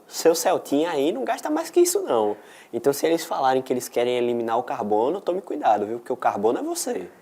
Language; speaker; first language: Portuguese; native; Portuguese